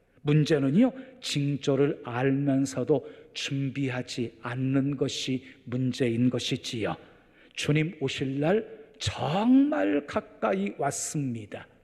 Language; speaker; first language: Korean; native; Korean